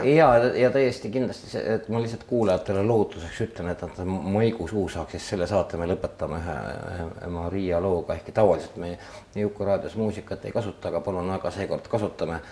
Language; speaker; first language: Estonian; native; Estonian